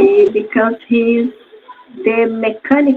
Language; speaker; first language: English; non-native, learner; Spanish